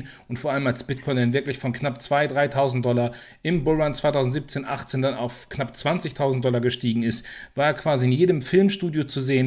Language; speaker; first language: German; native; German